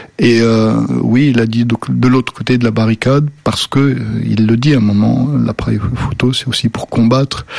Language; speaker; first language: French; early bilingual, other home language; Slovenian